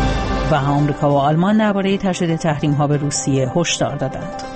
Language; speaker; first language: Persian; native; Persian